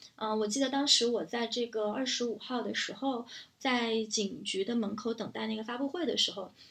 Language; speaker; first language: Chinese; native; Chinese